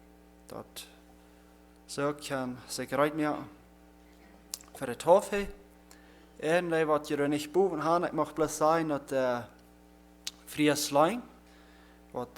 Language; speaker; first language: German; non-native, learner; Plautdietsch